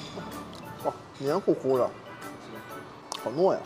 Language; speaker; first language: Chinese; native; Chinese